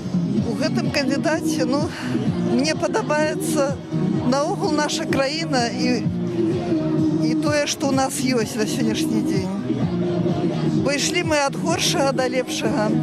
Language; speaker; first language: Belarusian; non-native, local second language; Russian